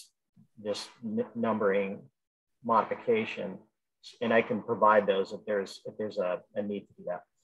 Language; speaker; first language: English; native; English